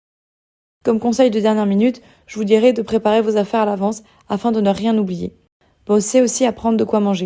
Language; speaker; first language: French; native; French